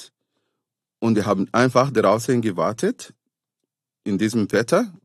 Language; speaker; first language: German; non-native, fluent; Arabic